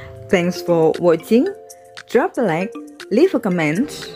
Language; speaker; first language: English; non-native, fluent; Indonesian